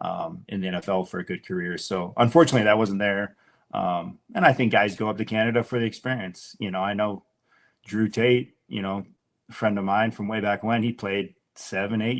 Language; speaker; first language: English; native; English